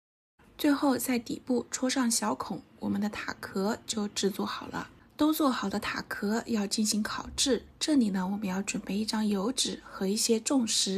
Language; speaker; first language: Chinese; native; Chinese